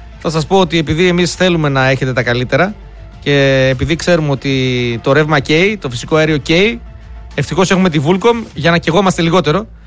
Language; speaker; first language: Greek; native; Greek